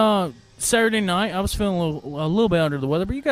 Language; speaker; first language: English; native; English